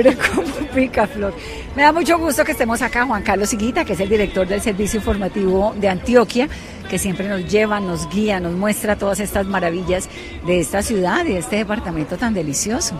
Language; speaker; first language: Spanish; native; Spanish